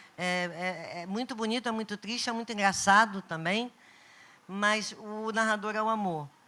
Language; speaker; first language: Portuguese; native; Portuguese